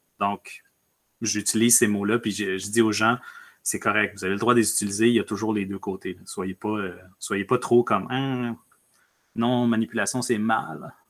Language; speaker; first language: French; early bilingual, other home language; Spanish